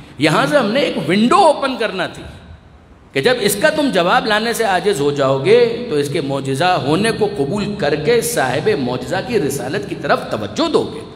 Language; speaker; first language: Urdu; non-native, local second language; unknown